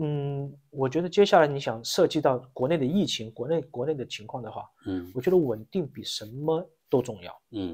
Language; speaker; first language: Chinese; native; Chinese